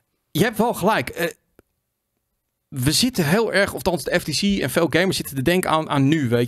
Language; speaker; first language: Dutch; native; Dutch